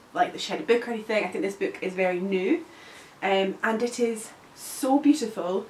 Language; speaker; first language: English; native; English